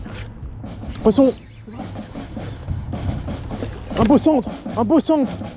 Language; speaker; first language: French; native; French